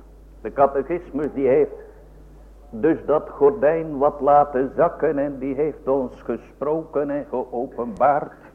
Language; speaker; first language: Dutch; native; Dutch